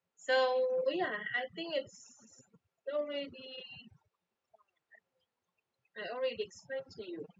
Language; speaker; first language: English; non-native, fluent; Indonesian